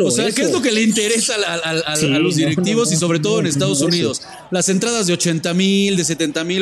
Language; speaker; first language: Spanish; native; Spanish